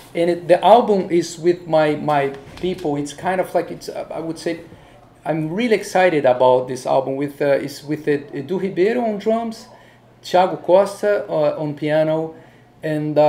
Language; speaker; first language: English; non-native, fluent; Portuguese